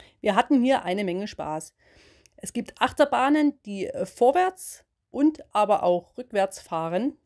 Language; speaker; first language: German; native; German